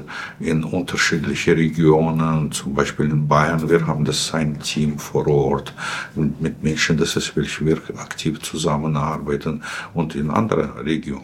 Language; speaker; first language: German; non-native, fluent; Russian